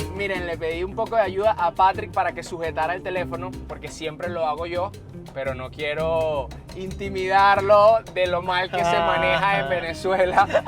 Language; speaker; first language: Spanish; native; Spanish